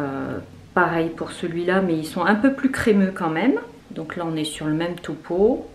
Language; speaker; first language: French; native; French